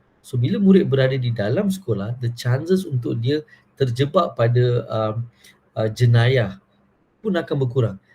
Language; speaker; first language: Malay; non-native, local second language; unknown